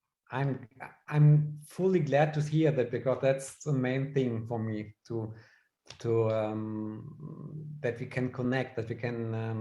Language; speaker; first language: English; non-native, fluent; German